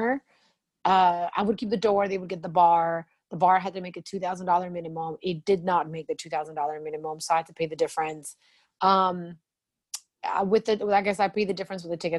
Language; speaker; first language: English; non-native, fluent; Albanian